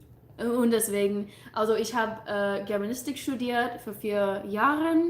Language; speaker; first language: German; non-native, fluent; English